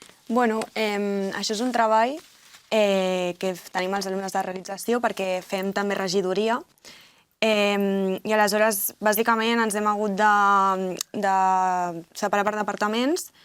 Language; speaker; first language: Catalan; non-native, local second language; Spanish